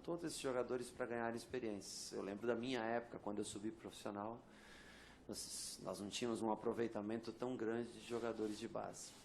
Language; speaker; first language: Portuguese; native; Portuguese